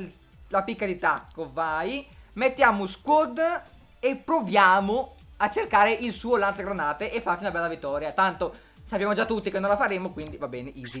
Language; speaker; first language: Italian; native; Italian